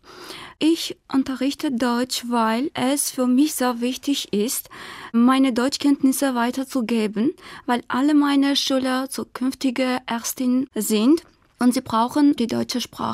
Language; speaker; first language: German; non-native, fluent; Armenian